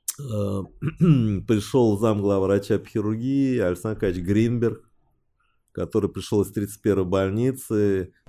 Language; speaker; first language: Russian; early bilingual, other home language; Chinese